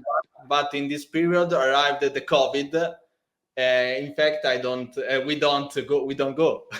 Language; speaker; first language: English; non-native, learner; Italian